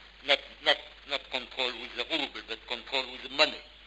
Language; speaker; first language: English; non-native, fluent; French